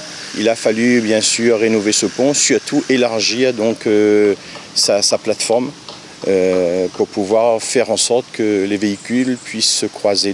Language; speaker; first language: French; native; French